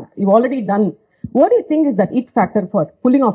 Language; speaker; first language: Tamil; native; Tamil